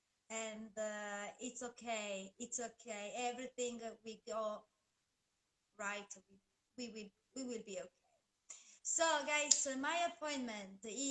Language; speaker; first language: English; non-native, fluent; Italian